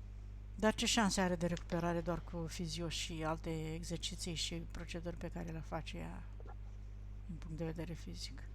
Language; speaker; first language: Romanian; native; Romanian